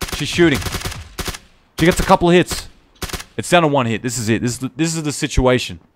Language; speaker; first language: English; native; English